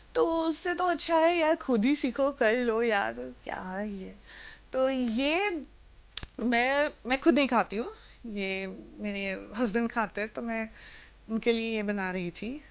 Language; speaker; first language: Hindi; non-native, local second language; Assamese